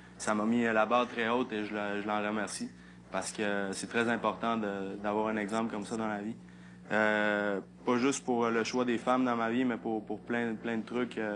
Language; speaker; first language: French; early bilingual, other home language; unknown